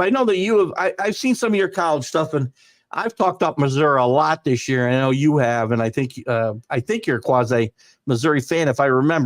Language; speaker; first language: English; native; English